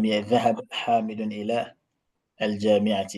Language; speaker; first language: Arabic; non-native, fluent; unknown